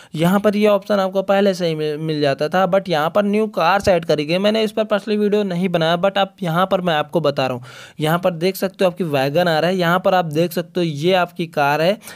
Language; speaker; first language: Hindi; native; Hindi